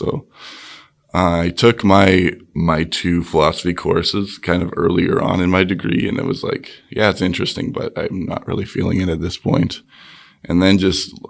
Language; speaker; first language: English; native; English